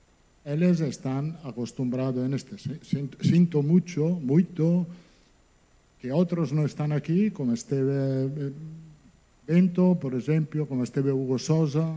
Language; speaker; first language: Portuguese; non-native, learner; Italian